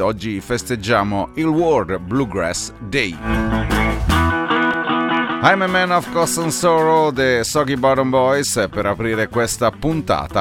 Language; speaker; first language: Italian; native; Italian